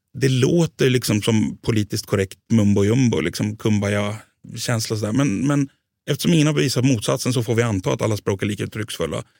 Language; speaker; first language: Swedish; native; Swedish